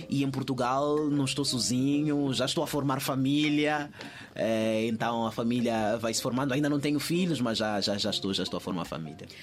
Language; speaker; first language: Portuguese; native; Portuguese